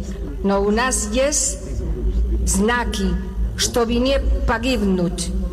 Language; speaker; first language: Russian; non-native, learner; Spanish